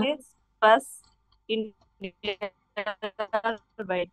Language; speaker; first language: German; non-native, learner; Bangla